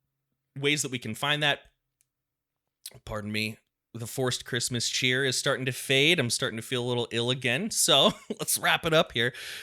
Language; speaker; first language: English; native; English